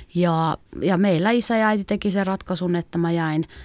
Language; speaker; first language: Finnish; native; Finnish